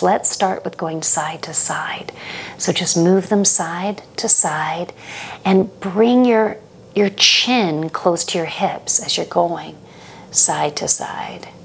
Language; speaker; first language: English; native; English